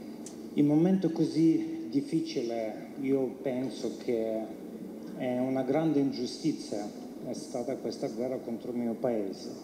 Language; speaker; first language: Italian; non-native, fluent; Ukrainian